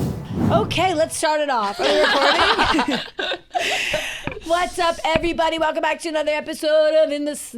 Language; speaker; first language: English; native; English